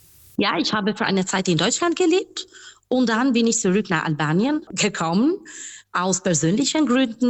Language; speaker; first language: German; non-native, fluent; Albanian